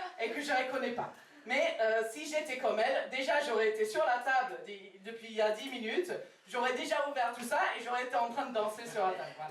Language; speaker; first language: French; non-native, fluent; English